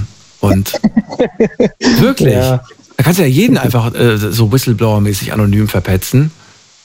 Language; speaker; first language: German; native; German